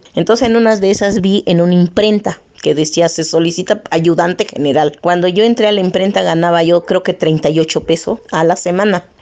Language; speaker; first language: Spanish; early bilingual, other home language; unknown